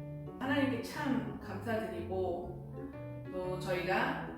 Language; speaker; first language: Korean; native; Korean